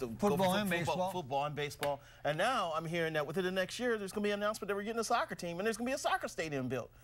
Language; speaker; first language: English; native; English